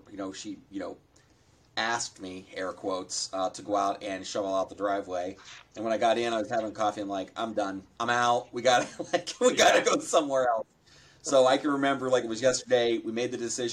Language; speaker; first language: English; native; English